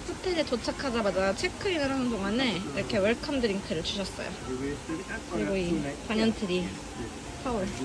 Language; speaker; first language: Korean; native; Korean